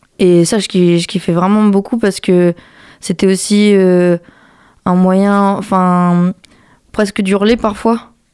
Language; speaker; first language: French; native; French